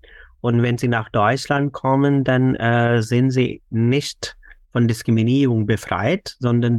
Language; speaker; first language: German; non-native, fluent; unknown